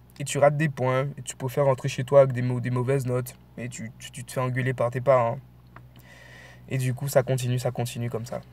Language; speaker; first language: French; native; French